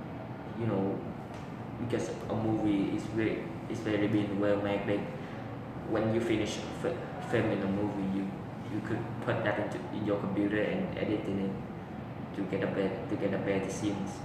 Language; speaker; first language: English; non-native, learner; Vietnamese